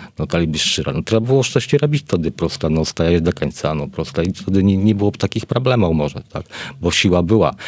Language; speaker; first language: Polish; non-native, learner; Belarusian